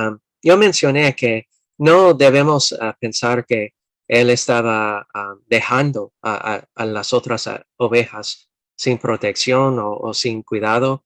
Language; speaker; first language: Spanish; non-native, fluent; English